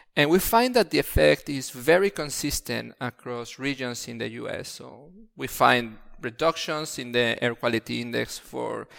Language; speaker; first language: English; non-native, fluent; Spanish